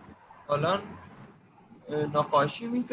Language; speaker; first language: Persian; non-native, learner; Urdu